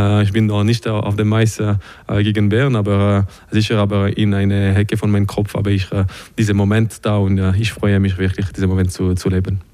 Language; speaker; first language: German; non-native, local second language; French